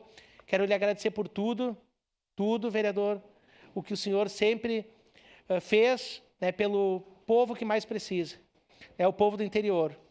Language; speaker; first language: Portuguese; native; Portuguese